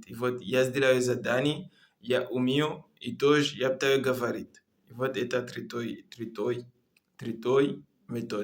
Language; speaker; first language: Russian; non-native, learner; Comorian